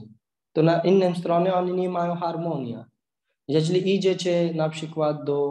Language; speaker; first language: Polish; non-native, learner; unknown